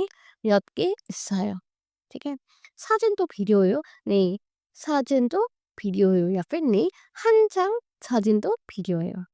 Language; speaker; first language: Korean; non-native, fluent; Hindi